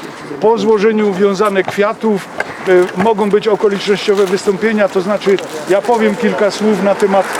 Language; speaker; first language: Polish; native; Polish